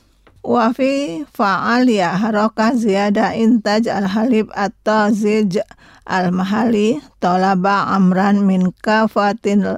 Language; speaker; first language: Arabic; non-native, fluent; Indonesian